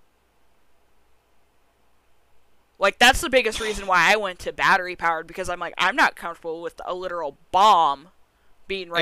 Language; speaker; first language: English; native; English